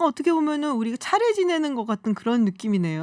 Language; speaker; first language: Korean; native; Korean